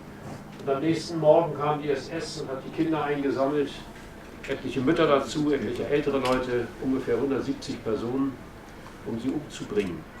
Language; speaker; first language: German; native; German